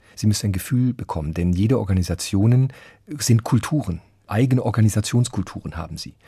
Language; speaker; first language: German; native; German